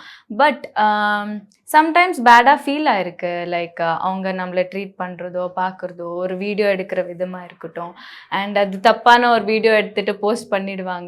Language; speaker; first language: Tamil; non-native, local second language; Bangla